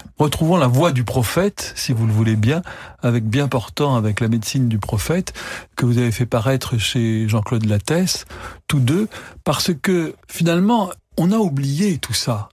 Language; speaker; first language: French; native; French